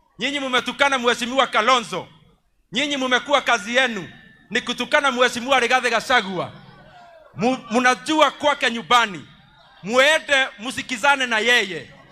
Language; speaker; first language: Swahili; non-native, local second language; Kikuyu